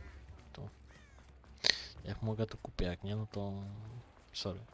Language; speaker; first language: Polish; native; Polish